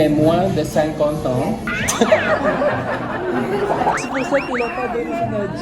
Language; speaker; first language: French; non-native, fluent; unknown